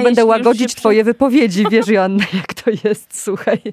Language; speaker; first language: Polish; native; Polish